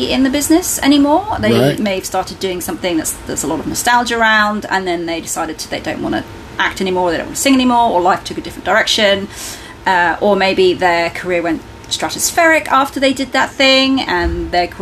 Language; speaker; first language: English; native; English